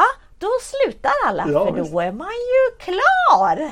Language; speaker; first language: Swedish; native; Swedish